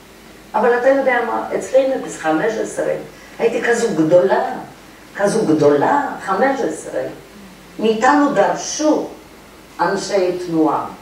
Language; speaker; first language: Hebrew; non-native, fluent; Polish